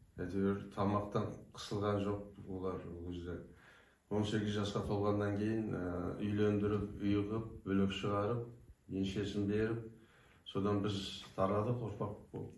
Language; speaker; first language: Kazakh; non-native, local second language; Turkish